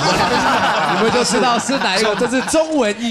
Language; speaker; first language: Chinese; native; Chinese